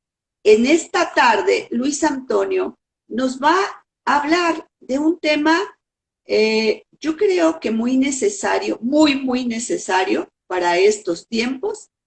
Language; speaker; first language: Spanish; native; Spanish